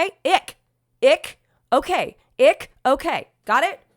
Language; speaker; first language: English; native; English